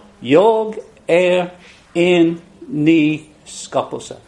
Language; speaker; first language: Swedish; non-native, fluent; English